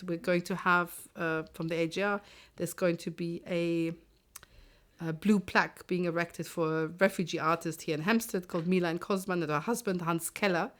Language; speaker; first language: English; non-native, fluent; German